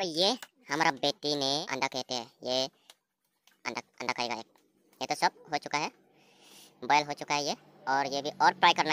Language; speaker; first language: Hindi; non-native, local second language; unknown